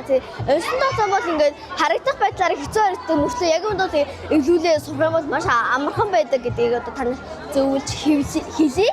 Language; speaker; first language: Mongolian; native; Mongolian